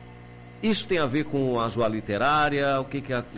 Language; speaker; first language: Portuguese; native; Portuguese